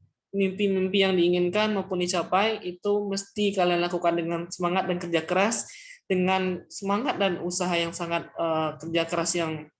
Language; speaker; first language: Indonesian; non-native, local second language; Minangkabau